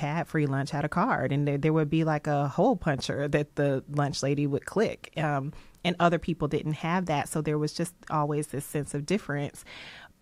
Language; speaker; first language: English; native; English